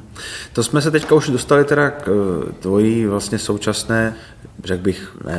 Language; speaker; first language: Czech; native; Czech